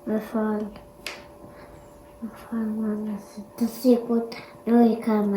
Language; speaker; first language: Albanian; early bilingual, heritage; Albanian